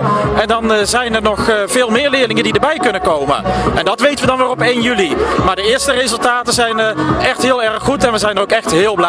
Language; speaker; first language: Dutch; non-native, local second language; Papiamento